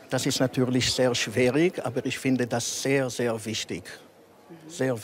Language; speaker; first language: German; early bilingual, heritage; Hebrew